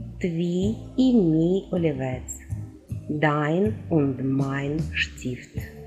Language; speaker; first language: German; non-native, fluent; Ukrainian